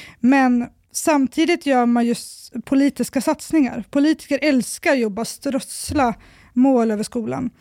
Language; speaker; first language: Swedish; early bilingual, other home language; Persian